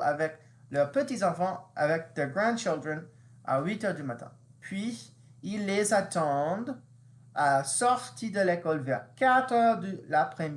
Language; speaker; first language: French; non-native, fluent; English